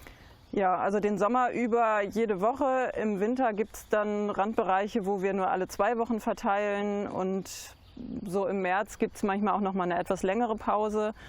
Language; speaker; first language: German; native; German